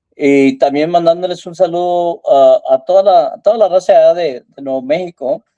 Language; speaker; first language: Spanish; early bilingual, heritage; Spanish